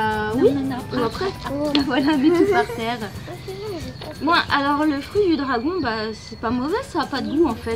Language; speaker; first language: French; native; French